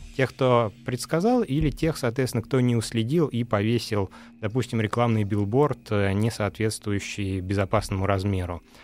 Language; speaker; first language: Russian; native; Russian